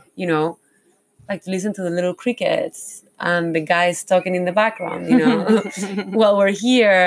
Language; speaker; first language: English; non-native, fluent; Spanish